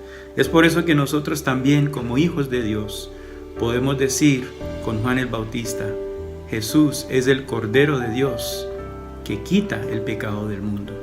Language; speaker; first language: Spanish; native; Spanish